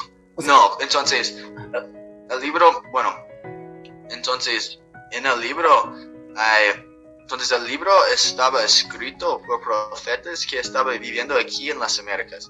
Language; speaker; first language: Spanish; non-native, fluent; English